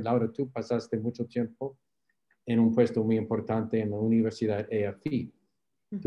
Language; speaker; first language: Spanish; non-native, fluent; English